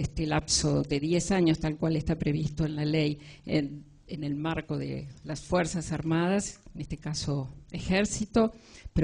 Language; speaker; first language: Spanish; native; Spanish